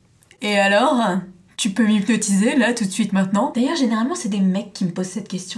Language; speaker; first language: French; native; French